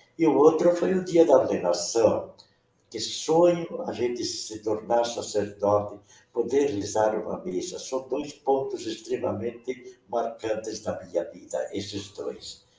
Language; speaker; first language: Portuguese; non-native, local second language; Venetian